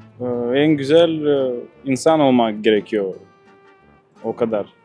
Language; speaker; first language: Turkish; early bilingual, heritage; Turkish